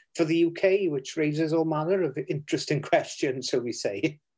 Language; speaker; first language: English; native; English